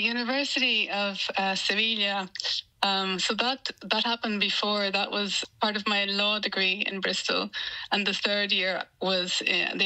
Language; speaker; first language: English; native; English